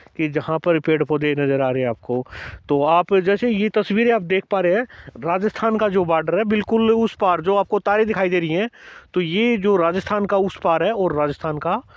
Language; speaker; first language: Hindi; native; Hindi